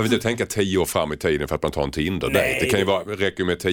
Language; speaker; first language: Swedish; native; Swedish